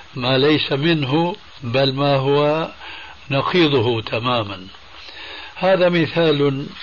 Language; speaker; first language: Arabic; early bilingual, other home language; Albanian